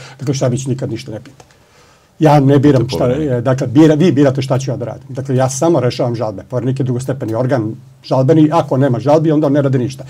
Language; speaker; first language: Bosnian; native; Bosnian